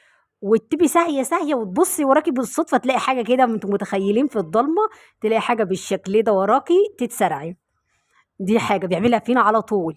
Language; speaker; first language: Arabic; native; Arabic